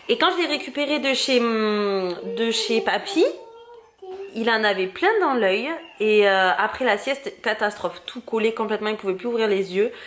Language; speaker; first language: French; native; French